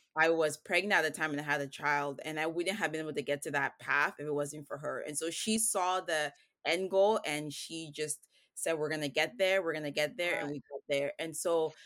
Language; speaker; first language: English; early bilingual, other home language; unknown